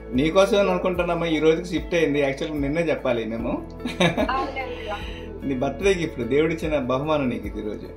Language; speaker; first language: Telugu; native; Telugu